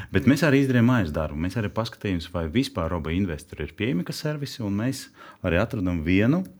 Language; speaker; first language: Latvian; non-native, local second language; Russian